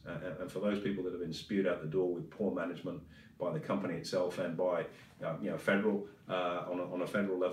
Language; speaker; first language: English; native; English